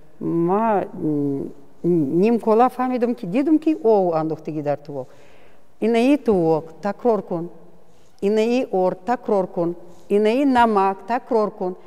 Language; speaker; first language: Tajik; non-native, fluent; Russian